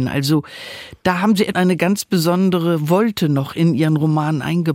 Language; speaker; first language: German; native; German